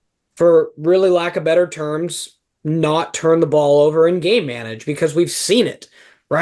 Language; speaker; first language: English; native; English